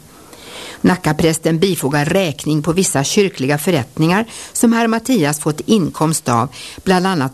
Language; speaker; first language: Swedish; native; Swedish